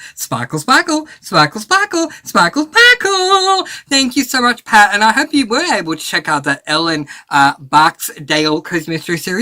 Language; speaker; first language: English; native; English